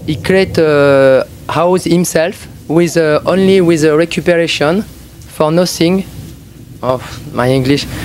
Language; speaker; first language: English; non-native, learner; French